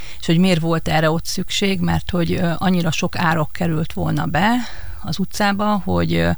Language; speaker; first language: Hungarian; native; Hungarian